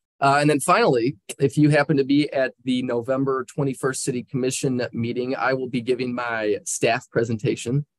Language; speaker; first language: English; native; English